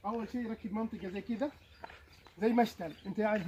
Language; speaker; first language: Arabic; non-native, learner; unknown